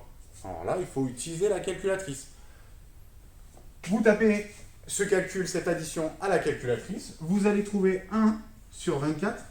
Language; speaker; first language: French; native; French